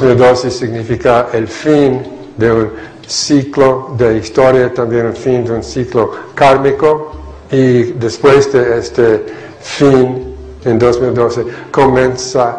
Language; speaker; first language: Spanish; non-native, fluent; English